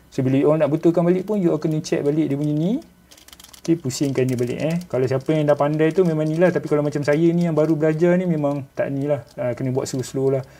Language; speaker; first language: Malay; native; Malay